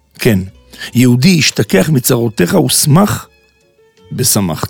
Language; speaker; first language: Hebrew; native; Hebrew